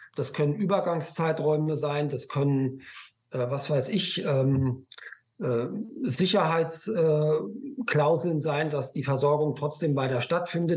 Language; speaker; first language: German; native; German